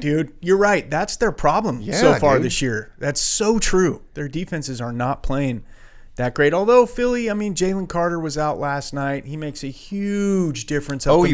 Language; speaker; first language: English; native; English